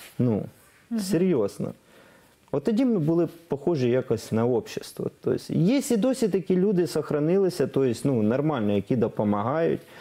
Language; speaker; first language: Ukrainian; non-native, local second language; Russian